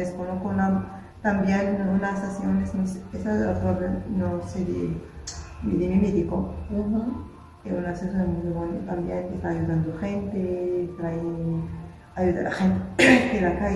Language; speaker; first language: Spanish; non-native, local second language; Arabic